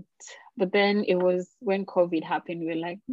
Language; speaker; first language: English; non-native, local second language; Ganda